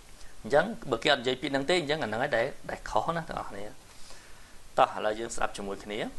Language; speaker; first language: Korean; non-native, learner; Khmer